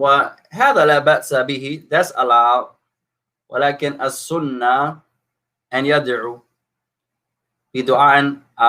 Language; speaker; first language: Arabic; non-native, fluent; English